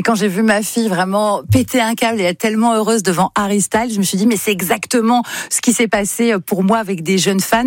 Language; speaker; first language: French; native; French